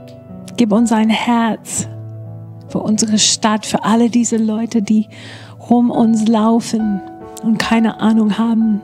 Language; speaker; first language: German; non-native, fluent; English